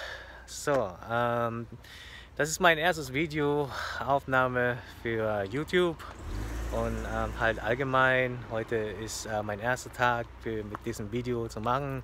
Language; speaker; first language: German; non-native, fluent; Filipino